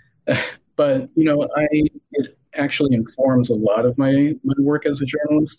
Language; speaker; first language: English; native; English